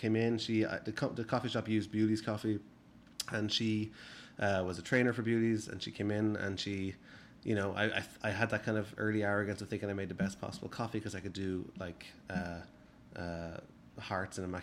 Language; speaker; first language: English; native; English